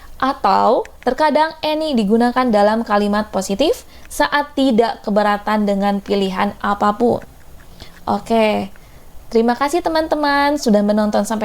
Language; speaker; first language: Indonesian; native; Indonesian